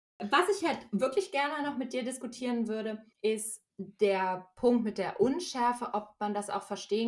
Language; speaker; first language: German; native; German